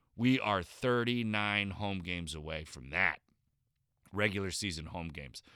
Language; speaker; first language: English; native; English